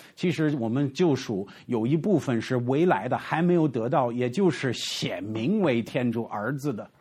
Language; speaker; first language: Chinese; non-native, fluent; English